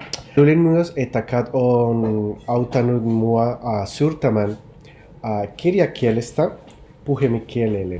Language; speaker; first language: Finnish; non-native, learner; Spanish